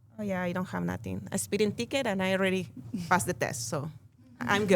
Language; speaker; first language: English; non-native, learner; Spanish